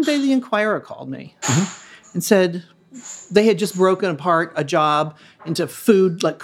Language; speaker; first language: English; native; English